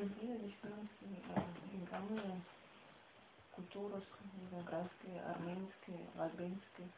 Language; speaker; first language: Danish; non-native, fluent; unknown